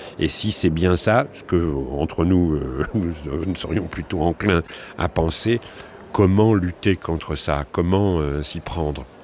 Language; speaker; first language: French; native; French